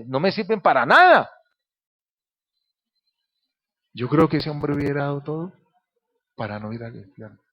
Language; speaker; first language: Spanish; native; Spanish